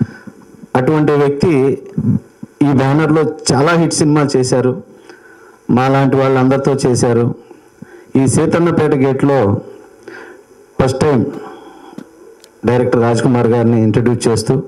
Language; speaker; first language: Telugu; native; Telugu